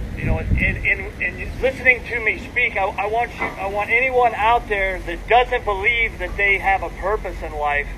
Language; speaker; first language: English; native; English